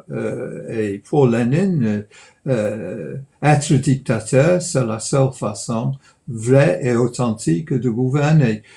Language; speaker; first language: French; non-native, fluent; English